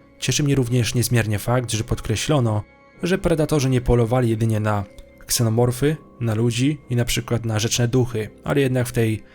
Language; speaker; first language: Polish; native; Polish